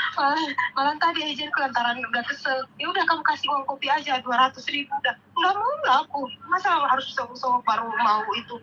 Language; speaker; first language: Indonesian; native; Indonesian